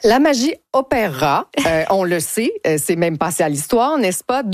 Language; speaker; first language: French; native; French